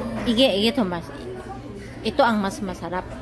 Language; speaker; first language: Filipino; non-native, fluent; Korean